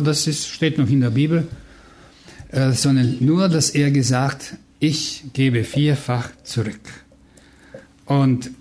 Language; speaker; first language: German; non-native, fluent; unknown